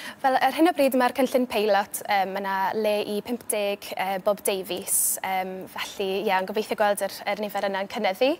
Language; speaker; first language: Welsh; native; Welsh